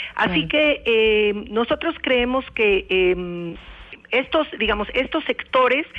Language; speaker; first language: Spanish; native; Spanish